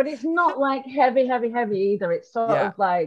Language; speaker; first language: English; native; English